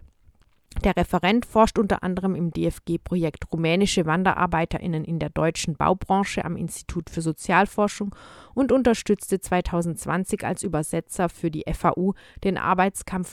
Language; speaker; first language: German; native; German